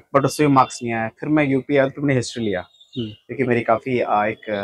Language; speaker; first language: Hindi; native; Hindi